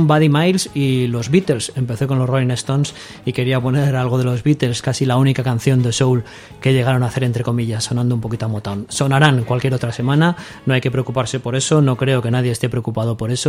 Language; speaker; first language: Spanish; native; Spanish